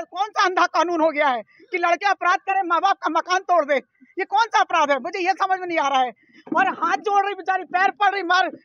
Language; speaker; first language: Hindi; native; Hindi